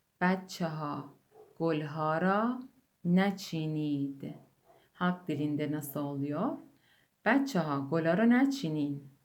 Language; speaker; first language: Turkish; non-native, fluent; Persian